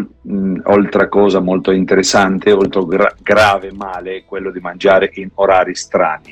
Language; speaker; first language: Italian; non-native, fluent; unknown